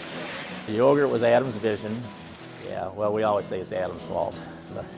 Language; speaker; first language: English; native; English